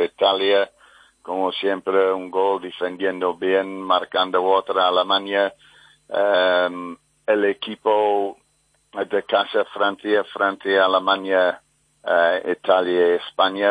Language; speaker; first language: Spanish; non-native, fluent; English